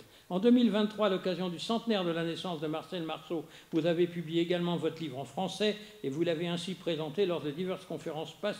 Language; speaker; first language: French; native; French